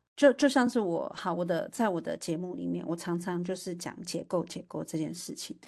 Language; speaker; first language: Chinese; native; Chinese